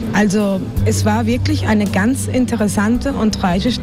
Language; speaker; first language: German; non-native, fluent; Spanish